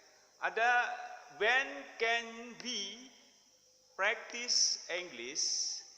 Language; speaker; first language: English; non-native, fluent; Indonesian